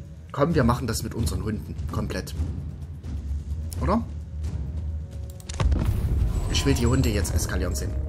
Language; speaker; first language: German; native; German